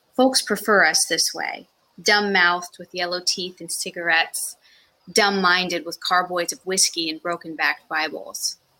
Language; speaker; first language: English; native; English